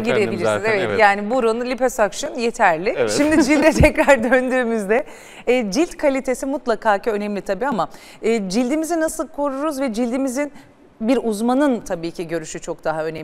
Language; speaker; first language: Turkish; native; Turkish